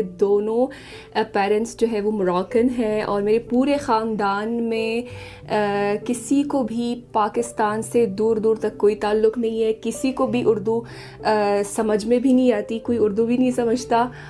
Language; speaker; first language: Hindi; non-native, fluent; Arabic